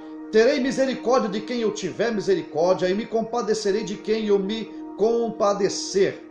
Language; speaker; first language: Portuguese; native; Portuguese